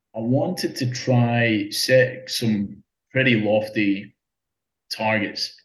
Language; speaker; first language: English; native; English